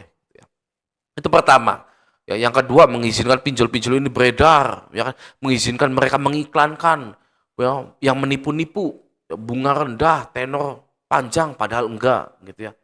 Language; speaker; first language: Indonesian; native; Indonesian